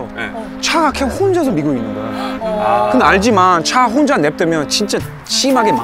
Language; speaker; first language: Korean; non-native, learner; English